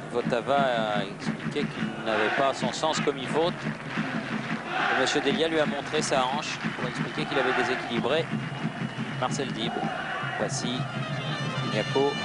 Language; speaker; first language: French; native; French